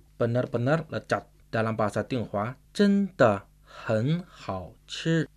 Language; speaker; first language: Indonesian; non-native, fluent; Chinese